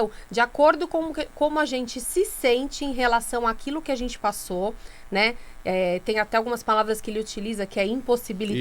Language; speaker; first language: Portuguese; native; Portuguese